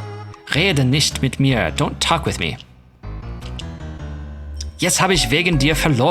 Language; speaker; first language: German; non-native, learner; English